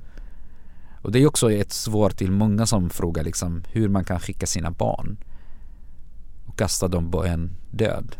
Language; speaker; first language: Swedish; non-native, fluent; Arabic